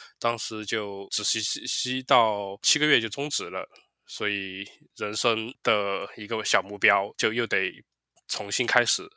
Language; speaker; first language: Chinese; native; Chinese